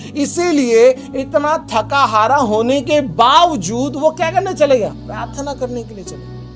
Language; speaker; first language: Hindi; non-native, local second language; Marathi